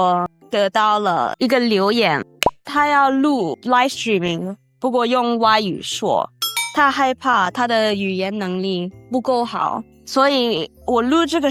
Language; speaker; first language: Chinese; non-native, learner; English